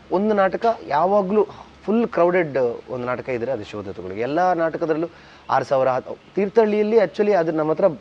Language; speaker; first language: Kannada; non-native, local second language; Tulu